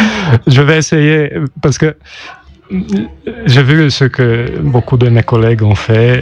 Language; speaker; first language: French; non-native, local second language; German